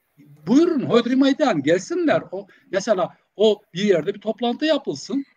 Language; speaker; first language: Turkish; non-native, local second language; Zaza